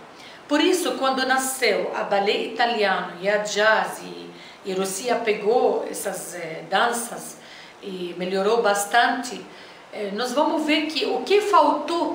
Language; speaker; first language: Portuguese; non-native, fluent; Arabic